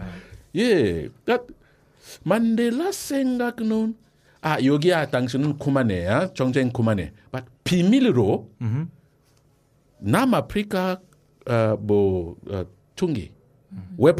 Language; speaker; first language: Korean; non-native, learner; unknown